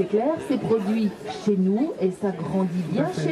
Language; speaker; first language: French; native; French